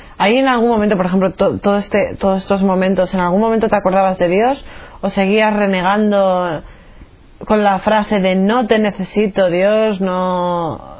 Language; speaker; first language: Spanish; native; Spanish